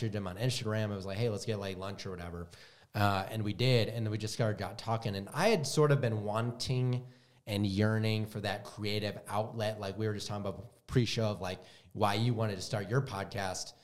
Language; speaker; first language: English; native; English